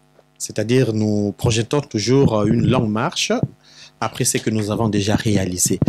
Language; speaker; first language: French; non-native, local second language; Lingala